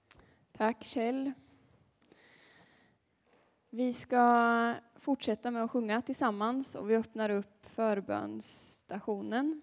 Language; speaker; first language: Swedish; native; Swedish